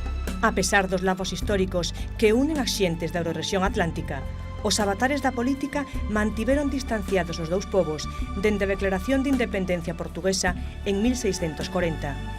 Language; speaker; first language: Galician; native; Galician